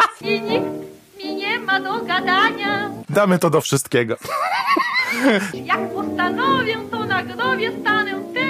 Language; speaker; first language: Polish; native; Polish